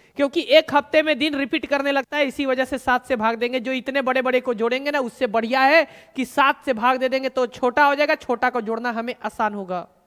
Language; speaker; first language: Hindi; native; Hindi